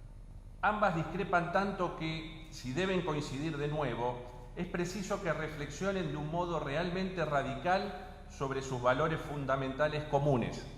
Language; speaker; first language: Spanish; native; Spanish